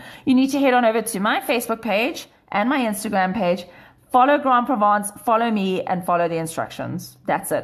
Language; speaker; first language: English; native; English